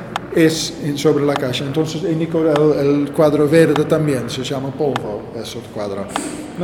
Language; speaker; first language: Spanish; non-native, learner; Dutch